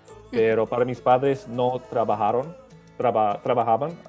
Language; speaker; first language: Spanish; early bilingual, other home language; Serbian